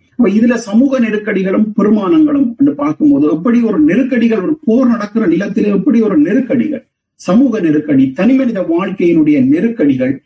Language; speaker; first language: Tamil; native; Tamil